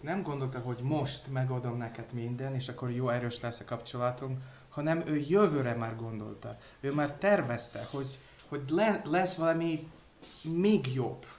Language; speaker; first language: Hungarian; non-native, learner; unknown